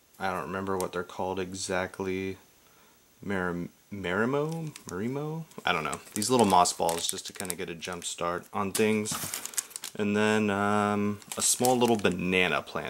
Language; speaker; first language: English; native; English